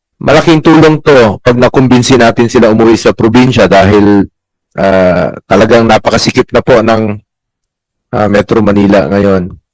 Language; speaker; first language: Filipino; native; Filipino